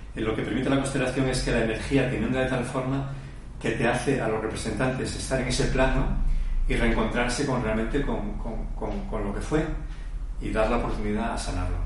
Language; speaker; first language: Spanish; native; Spanish